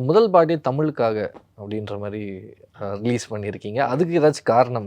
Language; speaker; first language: Tamil; native; Tamil